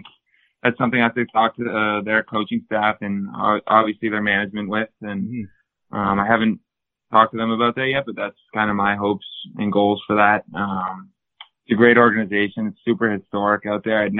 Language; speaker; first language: English; native; English